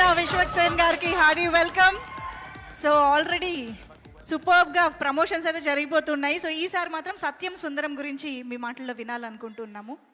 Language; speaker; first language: Telugu; native; Telugu